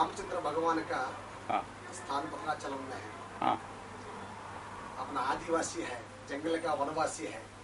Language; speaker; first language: Hindi; non-native, local second language; Telugu